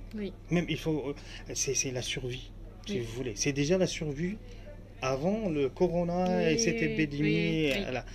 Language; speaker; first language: French; non-native, fluent; Arabic